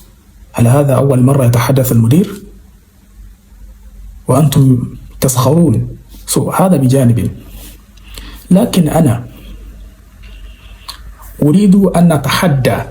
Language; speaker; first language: Arabic; non-native, fluent; Yoruba